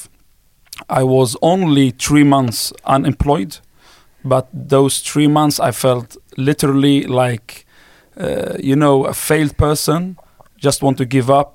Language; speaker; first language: English; non-native, fluent; Swedish